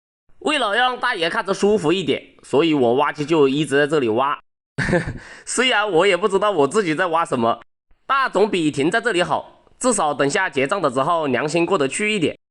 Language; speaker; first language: Chinese; native; Chinese